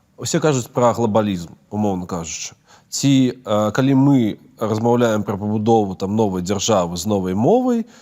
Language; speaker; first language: Belarusian; non-native, local second language; Russian